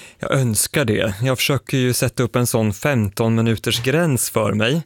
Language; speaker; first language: Swedish; native; Swedish